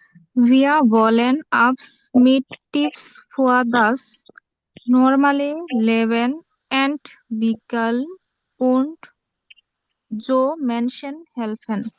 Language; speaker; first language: German; non-native, learner; Bangla